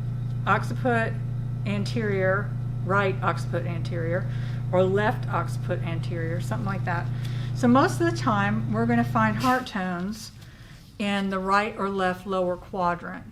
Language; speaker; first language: English; native; English